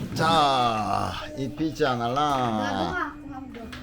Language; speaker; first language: Korean; native; Korean